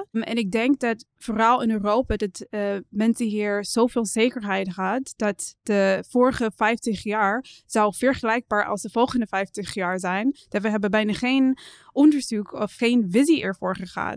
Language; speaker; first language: Dutch; non-native, fluent; English